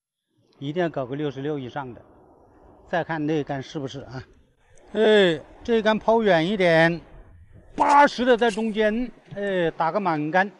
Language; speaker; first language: Chinese; native; Chinese